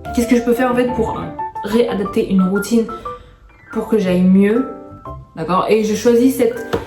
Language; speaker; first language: French; early bilingual, other home language; Arabic